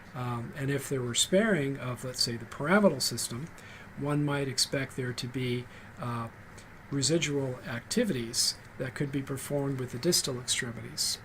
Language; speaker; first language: English; native; English